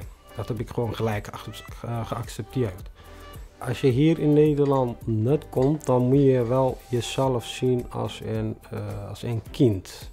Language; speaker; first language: Dutch; non-native, fluent; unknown